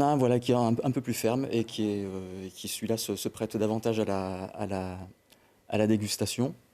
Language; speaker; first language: French; native; French